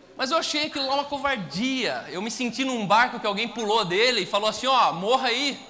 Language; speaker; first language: Portuguese; native; Portuguese